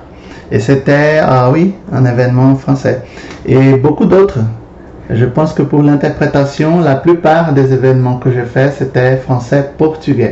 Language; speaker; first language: French; non-native, fluent; Portuguese